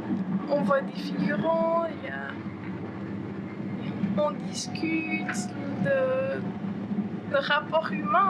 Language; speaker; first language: French; native; French